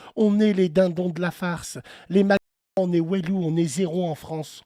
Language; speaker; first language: French; native; French